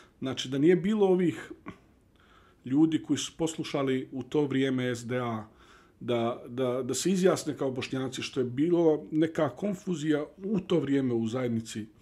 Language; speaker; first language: Bosnian; early bilingual, heritage; Bosnian